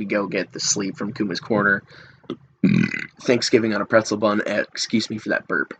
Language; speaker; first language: English; native; English